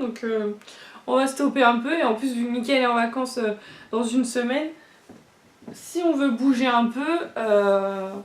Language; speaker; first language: French; native; French